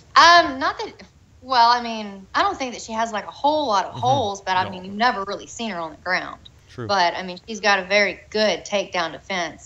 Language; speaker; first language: English; native; English